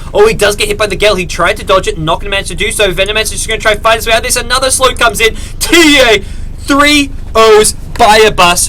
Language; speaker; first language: English; native; English